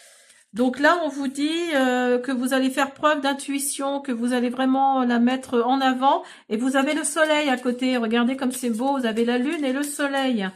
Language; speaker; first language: French; native; French